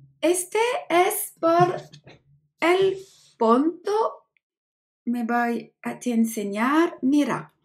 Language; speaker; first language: Spanish; non-native, learner; French